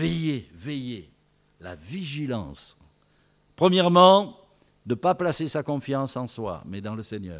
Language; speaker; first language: French; native; French